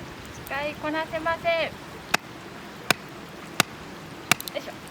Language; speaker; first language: Japanese; native; Japanese